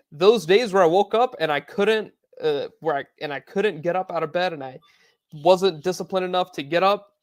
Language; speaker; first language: English; native; English